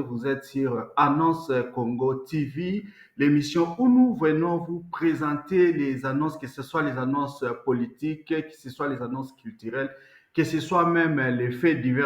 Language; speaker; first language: French; non-native, local second language; Lingala